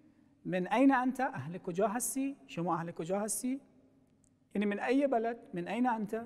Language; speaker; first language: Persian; non-native, fluent; Arabic